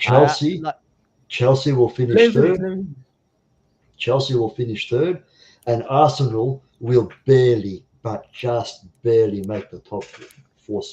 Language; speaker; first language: English; native; English